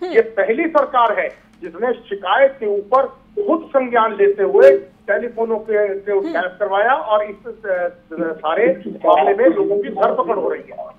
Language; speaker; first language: Hindi; native; Hindi